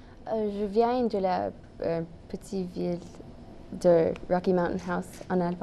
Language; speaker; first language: French; non-native, local second language; English